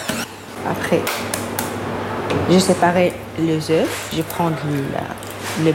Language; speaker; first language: French; non-native, learner; Arabic